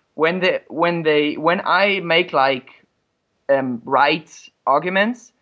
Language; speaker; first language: English; non-native, fluent; German